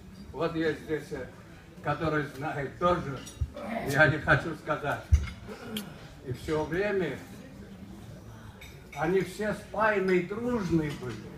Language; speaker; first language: Russian; non-native, local second language; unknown